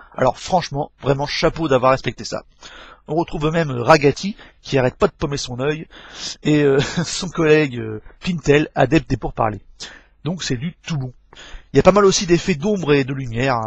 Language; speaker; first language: French; native; French